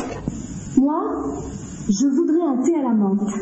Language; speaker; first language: French; non-native, learner; Russian